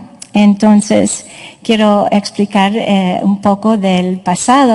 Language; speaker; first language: Spanish; non-native, fluent; English